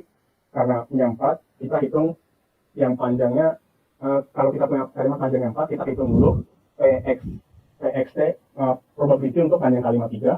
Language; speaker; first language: Indonesian; native; Indonesian